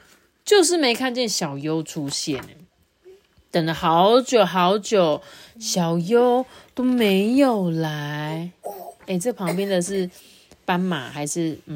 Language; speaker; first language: Chinese; native; Chinese